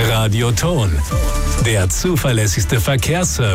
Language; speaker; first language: German; native; German